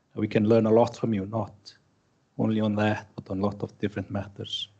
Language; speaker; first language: English; non-native, fluent; Icelandic